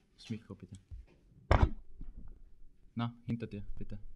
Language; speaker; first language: German; native; German